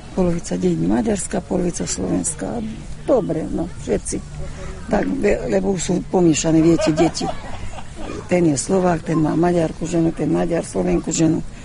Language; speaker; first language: Slovak; native; Slovak